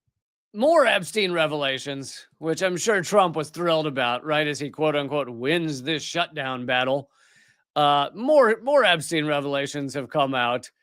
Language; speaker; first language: English; native; English